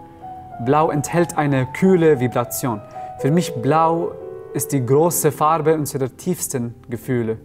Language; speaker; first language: German; non-native, fluent; Arabic